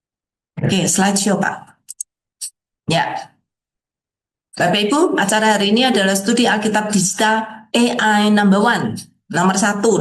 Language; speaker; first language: Indonesian; native; Indonesian